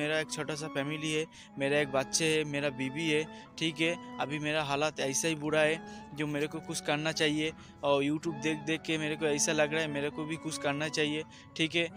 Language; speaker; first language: Hindi; non-native, local second language; Bangla